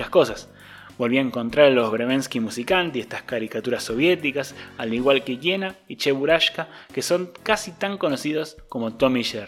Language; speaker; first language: Spanish; native; Spanish